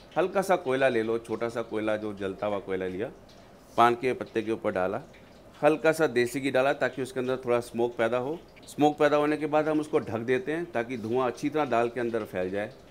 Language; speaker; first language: Hindi; native; Hindi